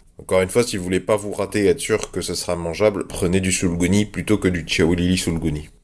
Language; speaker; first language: French; native; French